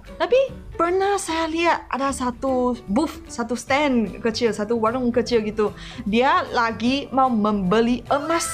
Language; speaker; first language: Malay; non-native, local second language; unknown